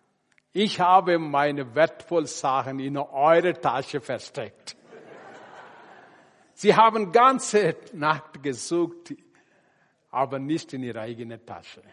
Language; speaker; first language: German; non-native, learner; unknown